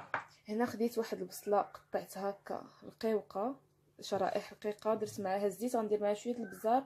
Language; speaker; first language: Arabic; native; Arabic